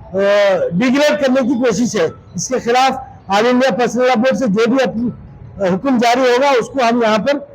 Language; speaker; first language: Urdu; native; Urdu